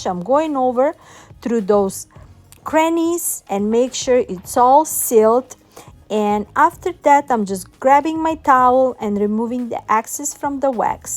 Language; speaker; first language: English; non-native, fluent; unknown